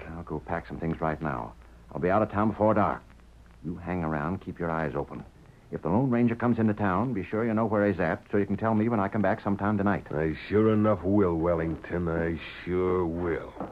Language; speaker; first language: English; native; English